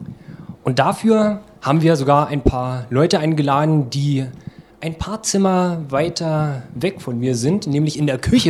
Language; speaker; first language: German; native; German